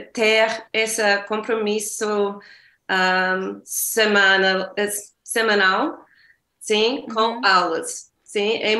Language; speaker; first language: Portuguese; non-native, learner; English